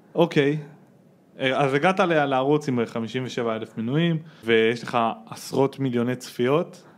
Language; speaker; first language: Hebrew; native; Hebrew